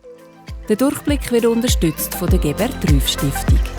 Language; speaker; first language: German; native; German